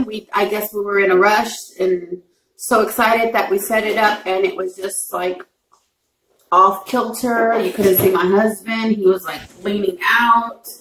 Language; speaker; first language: English; native; English